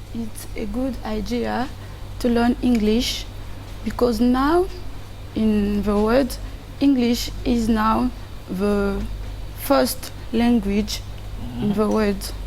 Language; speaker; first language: English; non-native, learner; French